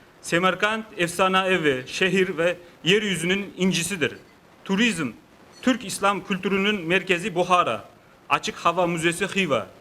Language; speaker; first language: Turkish; non-native, learner; Uzbek